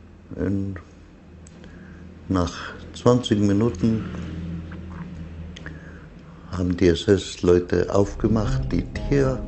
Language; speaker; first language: German; non-native, fluent; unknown